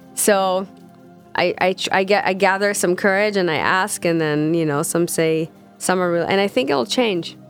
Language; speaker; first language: English; non-native, fluent; Hebrew